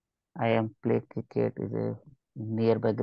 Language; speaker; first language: English; non-native, learner; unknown